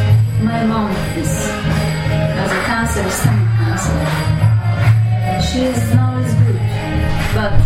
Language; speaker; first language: English; non-native, learner; Turkish